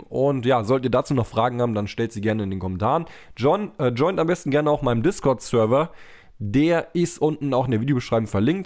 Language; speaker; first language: German; native; German